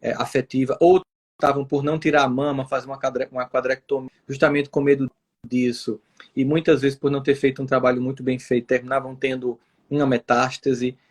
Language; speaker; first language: Portuguese; native; Portuguese